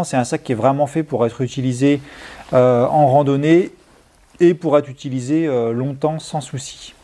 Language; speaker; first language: French; native; French